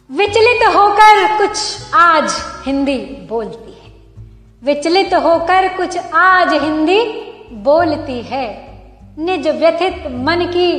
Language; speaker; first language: Hindi; native; Hindi